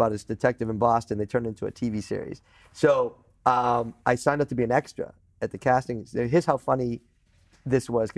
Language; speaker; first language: English; native; English